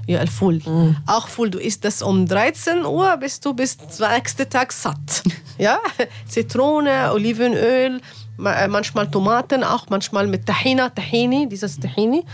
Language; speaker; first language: German; non-native, learner; Arabic